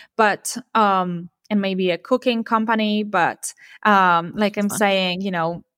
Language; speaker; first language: English; non-native, fluent; Polish